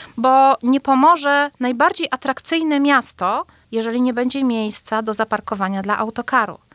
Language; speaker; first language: Polish; native; Polish